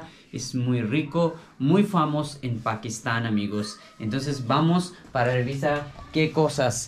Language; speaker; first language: Spanish; non-native, learner; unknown